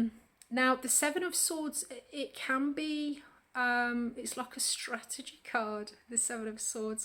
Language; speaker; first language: English; native; English